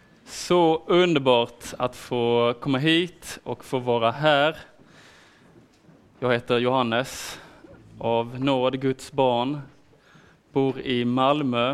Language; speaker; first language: Swedish; native; Swedish